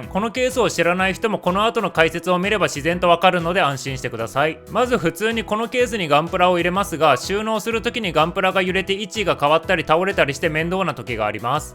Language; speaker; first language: Japanese; native; Japanese